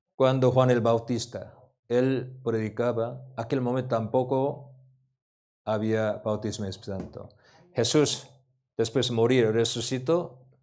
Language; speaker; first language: Spanish; non-native, learner; Korean